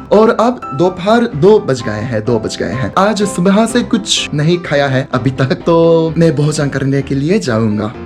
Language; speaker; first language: Hindi; non-native, fluent; Japanese